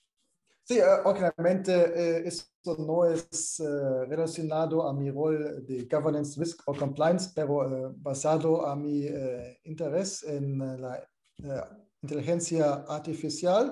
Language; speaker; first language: Spanish; non-native, fluent; German